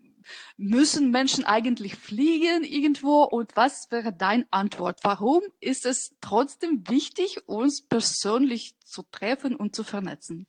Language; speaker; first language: German; non-native, fluent; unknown